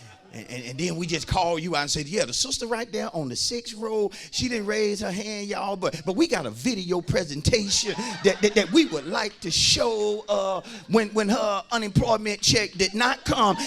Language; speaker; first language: English; native; English